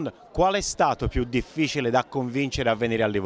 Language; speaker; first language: Italian; native; Italian